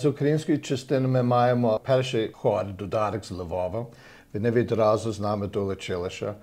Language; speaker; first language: Ukrainian; early bilingual, heritage; Ukrainian